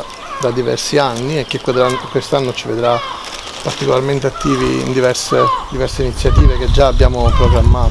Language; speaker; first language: Italian; native; Italian